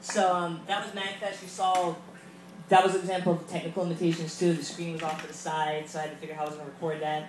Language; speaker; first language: English; native; English